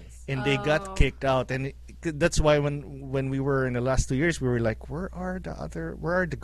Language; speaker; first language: English; non-native, local second language; Filipino